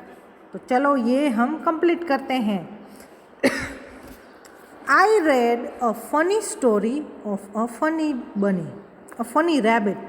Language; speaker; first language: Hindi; native; Hindi